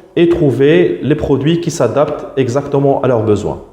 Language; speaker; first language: French; non-native, local second language; Arabic